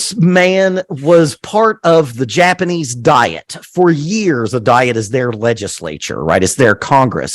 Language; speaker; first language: English; native; English